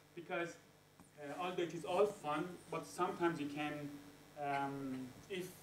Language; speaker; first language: English; non-native, fluent; Persian